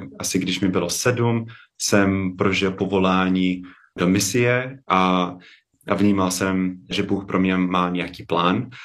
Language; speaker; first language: Czech; non-native, fluent; English